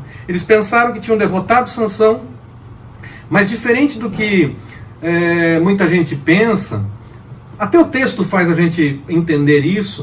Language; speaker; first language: Portuguese; native; Portuguese